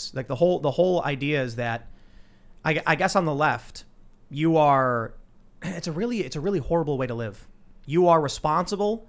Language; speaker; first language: English; native; English